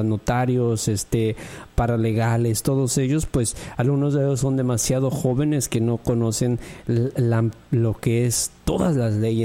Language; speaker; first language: Spanish; native; Spanish